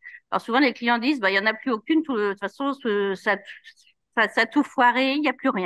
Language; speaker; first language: French; native; French